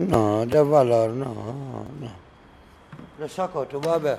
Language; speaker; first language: Spanish; non-native, learner; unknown